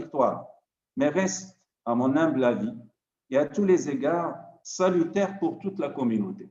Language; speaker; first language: French; non-native, local second language; Arabic